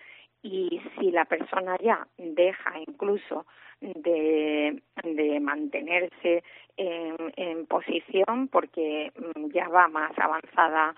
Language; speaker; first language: Spanish; native; Spanish